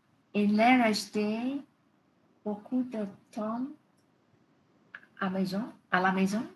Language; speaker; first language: French; non-native, learner; Vietnamese